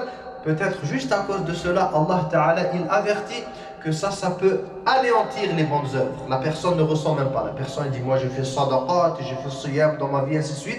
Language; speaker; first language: French; non-native, local second language; Arabic